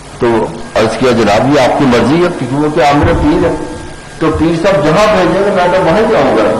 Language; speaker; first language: Urdu; non-native, local second language; Punjabi